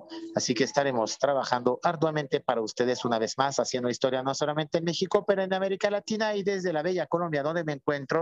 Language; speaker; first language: Spanish; native; Spanish